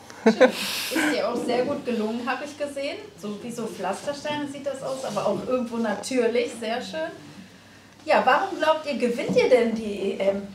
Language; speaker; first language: German; native; German